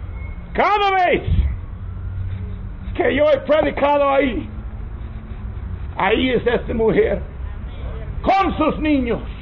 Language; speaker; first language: Spanish; non-native, fluent; English